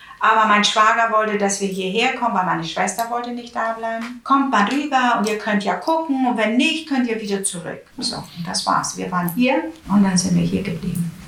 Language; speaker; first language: German; early bilingual, other home language; Italian